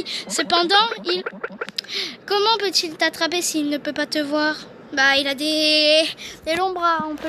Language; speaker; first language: French; native; French